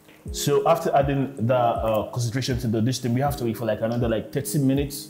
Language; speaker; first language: English; non-native, local second language; Yoruba